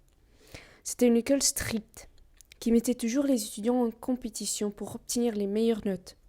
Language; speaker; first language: French; non-native, learner; Arabic